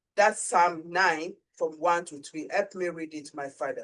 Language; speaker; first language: English; non-native, local second language; Yoruba